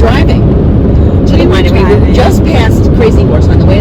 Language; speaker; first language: English; native; English